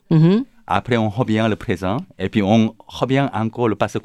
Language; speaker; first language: French; non-native, learner; Korean